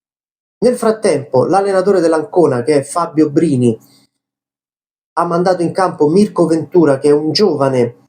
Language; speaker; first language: Italian; native; Italian